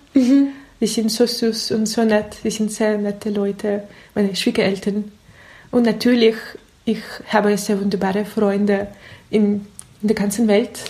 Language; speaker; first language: German; non-native, learner; Russian